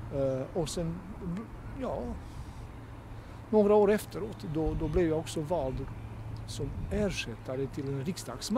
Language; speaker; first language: Swedish; non-native, fluent; Bosnian